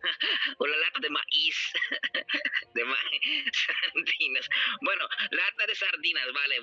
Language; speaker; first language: Spanish; non-native, learner; Filipino